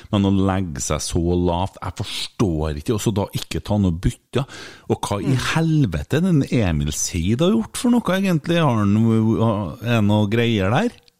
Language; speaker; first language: Norwegian; native; Norwegian